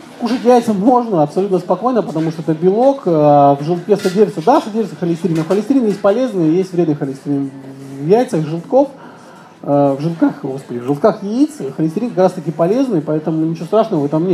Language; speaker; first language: Russian; native; Russian